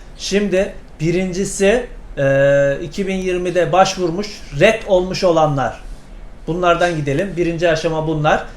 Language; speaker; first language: Turkish; native; Turkish